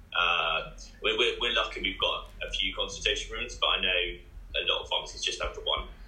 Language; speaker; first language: English; native; English